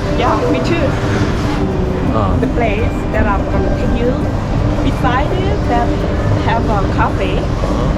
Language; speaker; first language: English; non-native, learner; Thai